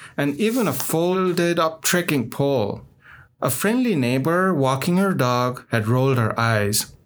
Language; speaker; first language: English; non-native, local second language; Nepali